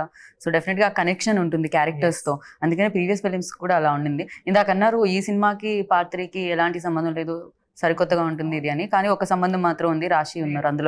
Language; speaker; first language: Telugu; native; Telugu